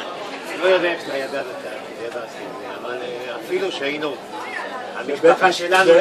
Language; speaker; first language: Hebrew; non-native, fluent; Spanish